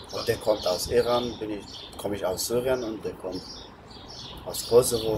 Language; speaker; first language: German; non-native, learner; Arabic